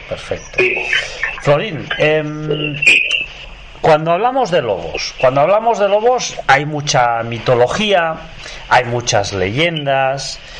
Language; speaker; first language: Spanish; native; Spanish